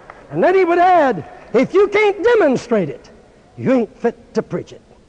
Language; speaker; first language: English; native; English